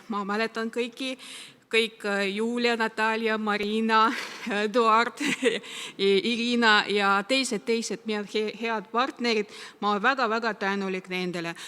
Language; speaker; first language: Estonian; non-native, local second language; Russian